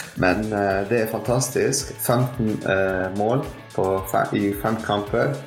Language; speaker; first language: Norwegian; non-native, fluent; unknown